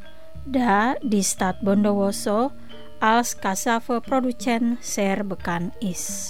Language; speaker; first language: German; non-native, fluent; Indonesian